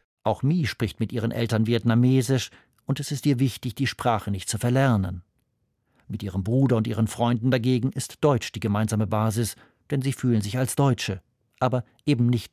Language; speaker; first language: German; native; German